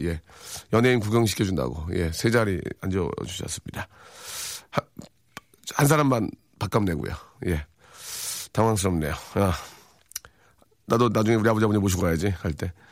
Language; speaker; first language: Korean; native; Korean